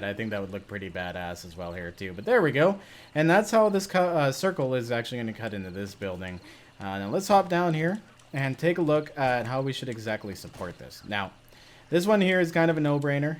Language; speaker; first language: English; native; English